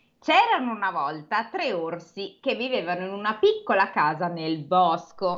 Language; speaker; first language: Italian; native; Italian